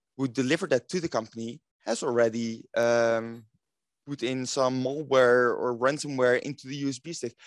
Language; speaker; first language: English; non-native, fluent; Dutch